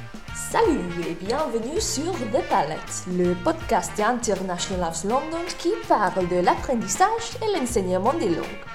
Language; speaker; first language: French; non-native, fluent; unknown